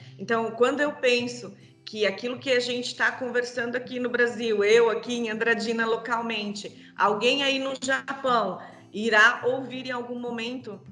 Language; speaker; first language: Portuguese; native; Portuguese